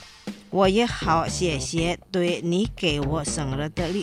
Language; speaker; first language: Chinese; non-native, fluent; Indonesian